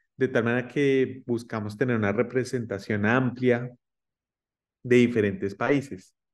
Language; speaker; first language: Spanish; native; Spanish